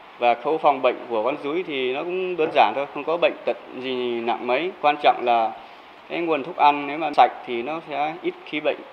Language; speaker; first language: Vietnamese; non-native, local second language; Iu Mien